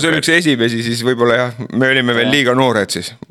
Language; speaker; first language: Finnish; non-native, learner; Estonian